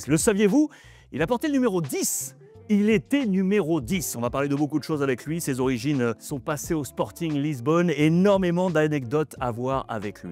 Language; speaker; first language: French; native; French